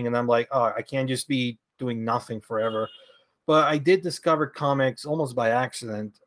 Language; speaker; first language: English; early bilingual, other home language; Spanish